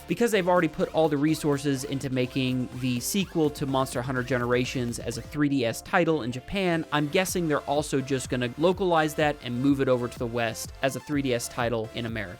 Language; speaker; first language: English; native; English